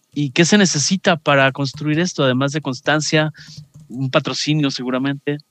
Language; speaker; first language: Spanish; native; Spanish